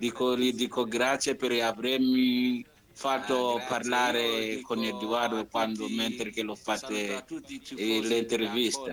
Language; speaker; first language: Italian; non-native, learner; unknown